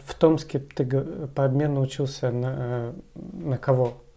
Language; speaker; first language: Russian; native; Russian